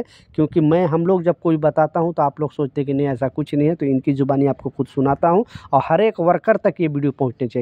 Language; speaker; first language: Hindi; native; Hindi